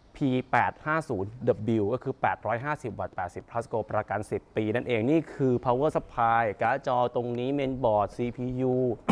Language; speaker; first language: Thai; native; Thai